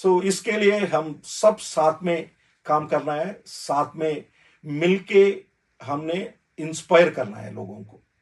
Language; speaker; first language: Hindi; non-native, learner; Telugu